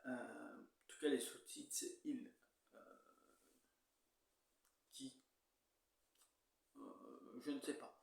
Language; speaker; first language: French; native; French